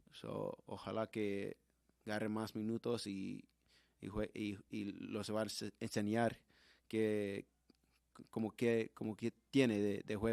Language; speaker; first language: Spanish; early bilingual, heritage; Spanish